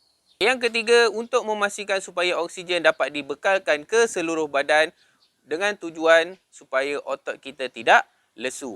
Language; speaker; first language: Malay; native; Malay